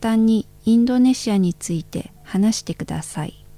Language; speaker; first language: Japanese; non-native, fluent; Indonesian